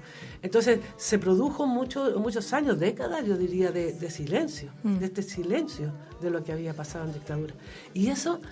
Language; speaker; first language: Spanish; native; Spanish